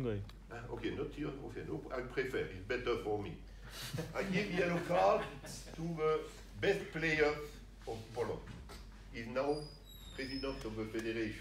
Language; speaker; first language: English; non-native, learner; French